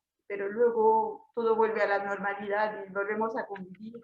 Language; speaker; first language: Spanish; non-native, fluent; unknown